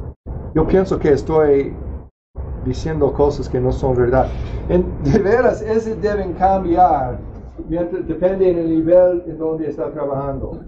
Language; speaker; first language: Spanish; non-native, fluent; English